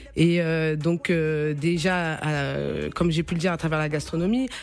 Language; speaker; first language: French; native; French